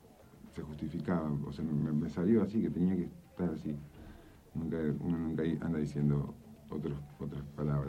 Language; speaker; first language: Spanish; native; Spanish